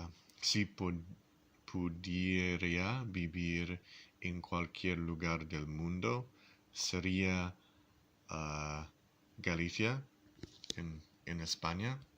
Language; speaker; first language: Spanish; non-native, learner; English